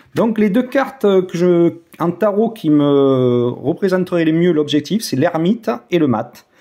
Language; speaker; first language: French; native; French